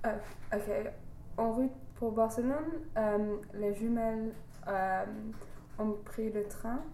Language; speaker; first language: French; non-native, fluent; English